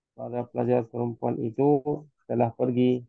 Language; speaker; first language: Indonesian; non-native, learner; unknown